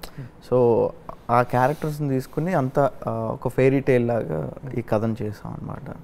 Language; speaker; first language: Telugu; native; Telugu